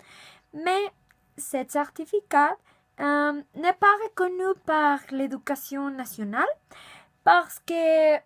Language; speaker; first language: French; non-native, learner; Spanish